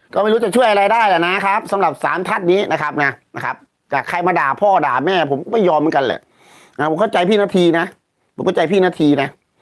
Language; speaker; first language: Thai; native; Thai